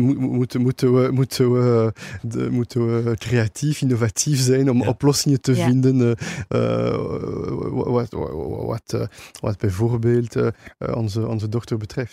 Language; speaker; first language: Dutch; non-native, local second language; French